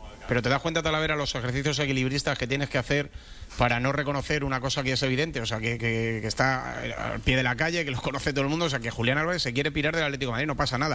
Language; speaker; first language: Spanish; native; Spanish